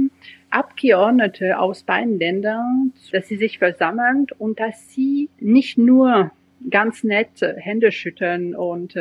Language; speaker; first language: German; non-native, fluent; French